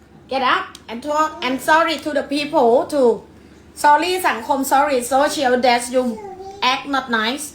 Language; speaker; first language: English; non-native, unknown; Thai